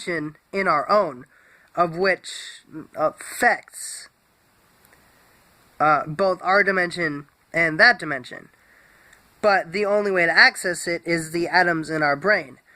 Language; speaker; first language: English; native; English